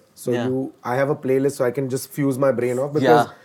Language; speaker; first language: English; non-native, local second language; Malayalam